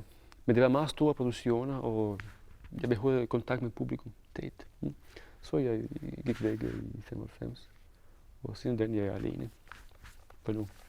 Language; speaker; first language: Danish; non-native, fluent; Italian